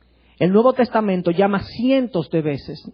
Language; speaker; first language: Spanish; native; Spanish